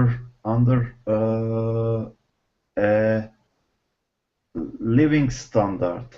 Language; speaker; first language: English; non-native, learner; Turkish